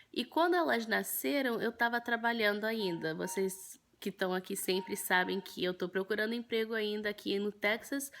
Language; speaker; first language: Portuguese; early bilingual, other home language; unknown